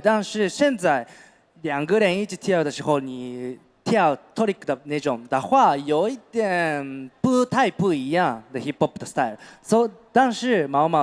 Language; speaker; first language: Chinese; non-native, learner; Japanese